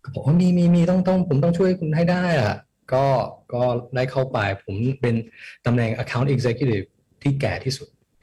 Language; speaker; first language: Thai; early bilingual, heritage; Thai